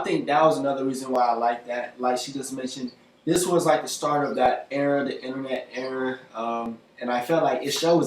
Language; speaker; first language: English; native; English